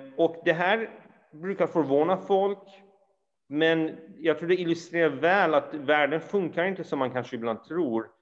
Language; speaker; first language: Swedish; early bilingual, other home language; Persian